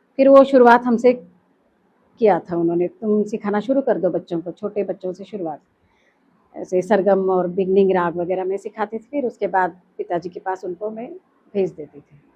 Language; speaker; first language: Hindi; non-native, local second language; Kannada